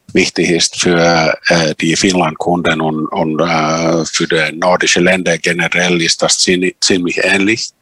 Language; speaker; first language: German; non-native, fluent; Finnish